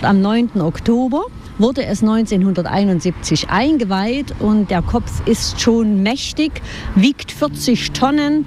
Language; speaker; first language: German; native; German